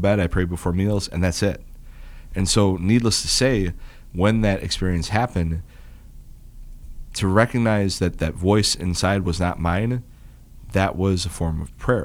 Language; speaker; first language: English; native; English